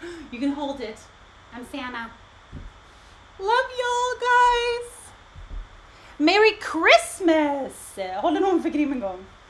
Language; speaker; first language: English; non-native, fluent; Swedish